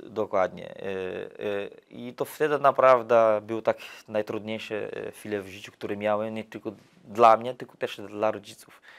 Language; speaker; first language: Polish; non-native, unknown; Portuguese